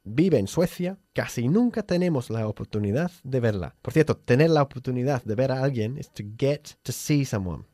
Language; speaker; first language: Spanish; non-native, fluent; English